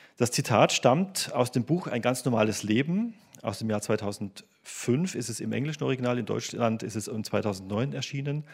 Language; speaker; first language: German; native; German